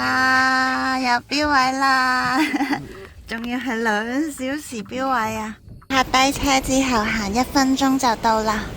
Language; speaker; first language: Cantonese; native; Cantonese